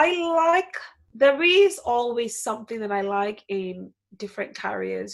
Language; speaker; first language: English; non-native, local second language; Yoruba